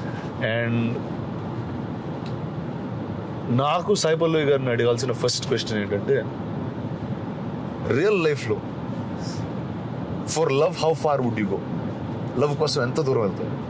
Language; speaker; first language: Telugu; native; Telugu